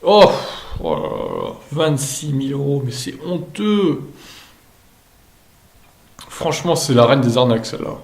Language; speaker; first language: French; native; French